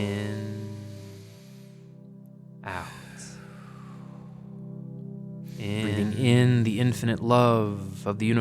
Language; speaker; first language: English; native; English